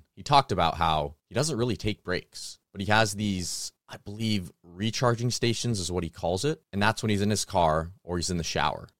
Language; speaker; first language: English; native; English